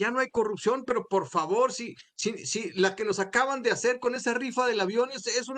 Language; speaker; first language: Spanish; native; Spanish